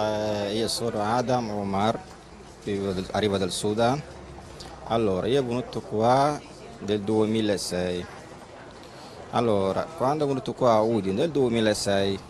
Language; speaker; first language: Italian; non-native, learner; Arabic